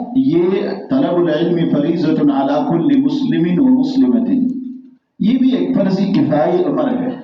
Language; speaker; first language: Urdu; non-native, local second language; Pashto